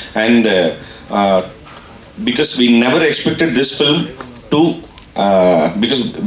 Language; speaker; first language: English; non-native, local second language; Tamil